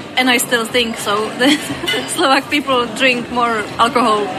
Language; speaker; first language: English; non-native, fluent; Czech